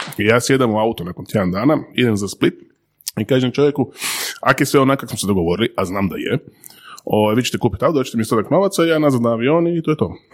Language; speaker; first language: Croatian; native; Croatian